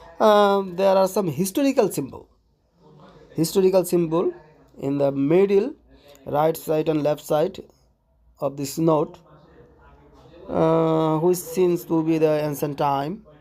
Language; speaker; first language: English; non-native, local second language; Bangla